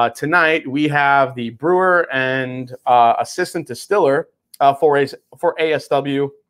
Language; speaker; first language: English; native; English